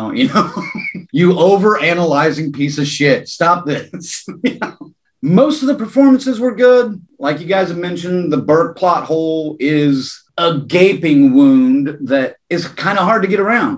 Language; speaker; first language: English; native; English